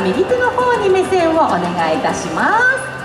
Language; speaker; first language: Japanese; native; Japanese